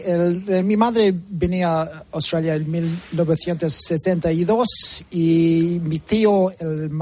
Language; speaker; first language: Spanish; early bilingual, heritage; English